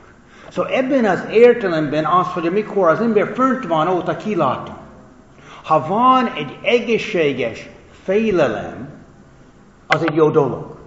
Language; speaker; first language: Hungarian; non-native, fluent; English